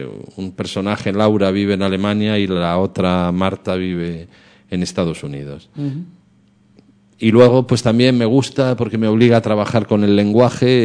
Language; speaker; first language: Spanish; native; Spanish